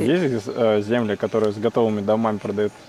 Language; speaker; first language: Russian; native; Russian